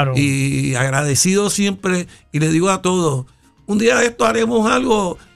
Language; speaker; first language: Spanish; native; Spanish